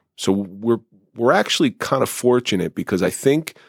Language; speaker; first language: English; native; English